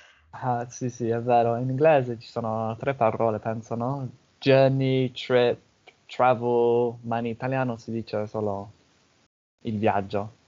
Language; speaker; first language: Italian; non-native, fluent; English